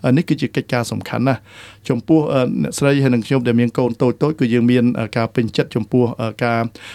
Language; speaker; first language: Khmer; native; Khmer